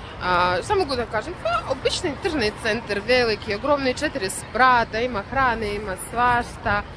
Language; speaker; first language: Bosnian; non-native, learner; Russian